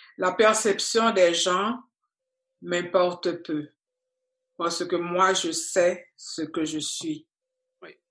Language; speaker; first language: French; non-native, local second language; Haitian Creole